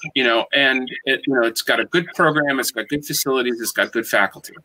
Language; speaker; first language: English; native; English